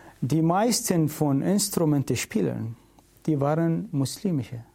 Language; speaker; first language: German; non-native, learner; Syriac